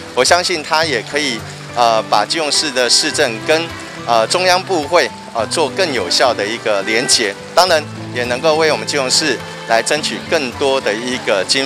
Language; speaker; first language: Chinese; native; Chinese